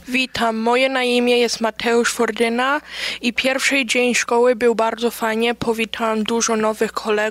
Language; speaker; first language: Polish; early bilingual, heritage; Polish